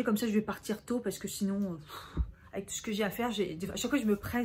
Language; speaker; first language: French; native; French